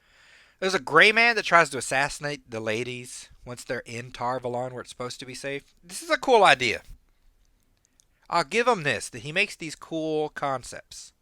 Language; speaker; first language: English; native; English